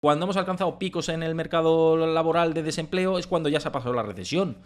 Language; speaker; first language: Spanish; native; Spanish